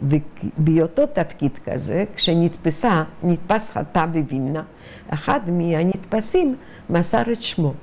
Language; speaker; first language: Hebrew; non-native, fluent; Yiddish